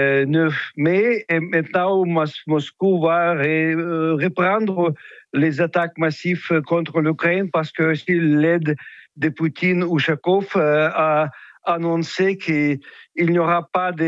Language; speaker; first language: French; non-native, fluent; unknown